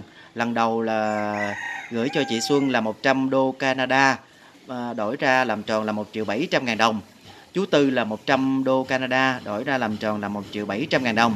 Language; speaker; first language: Vietnamese; native; Vietnamese